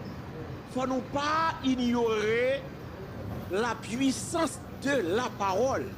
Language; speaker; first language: French; non-native, local second language; Haitian Creole